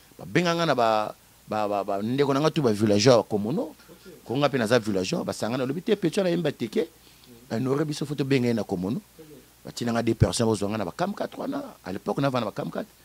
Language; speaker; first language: Lingala; native; Lingala